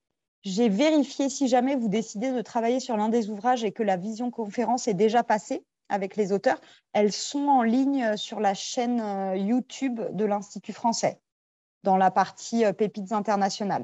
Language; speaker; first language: French; native; French